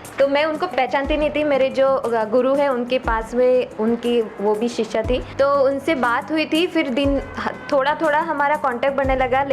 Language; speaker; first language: Hindi; non-native, local second language; Marathi